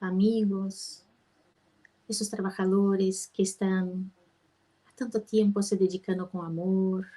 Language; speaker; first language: Spanish; non-native, fluent; Portuguese